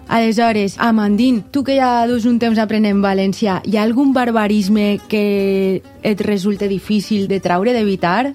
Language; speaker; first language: Catalan; native; Catalan